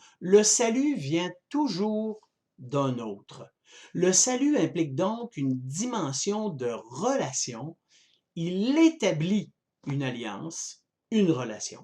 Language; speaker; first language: French; native; French